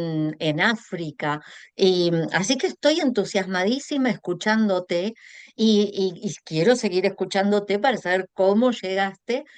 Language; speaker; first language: Spanish; non-native, fluent; Portuguese